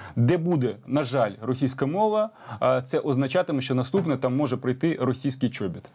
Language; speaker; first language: Ukrainian; native; Ukrainian